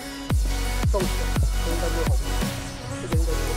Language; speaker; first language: Chinese; native; Chinese